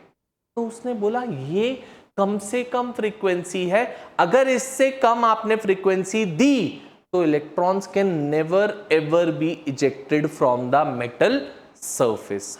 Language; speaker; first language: Hindi; native; Hindi